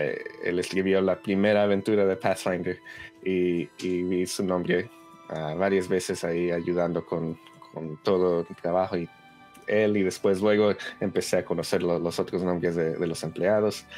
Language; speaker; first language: Spanish; early bilingual, heritage; Spanish